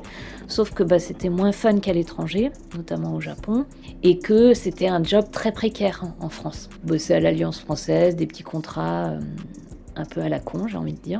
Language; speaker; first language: French; native; French